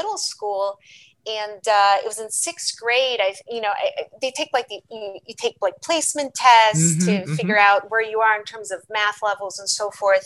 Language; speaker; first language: English; early bilingual, other home language; Portuguese